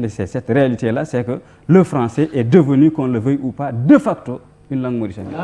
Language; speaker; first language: French; non-native, local second language; Fula